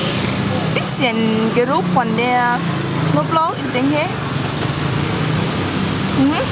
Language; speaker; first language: German; non-native, fluent; Thai